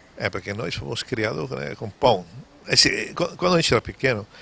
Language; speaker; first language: Portuguese; non-native, fluent; Italian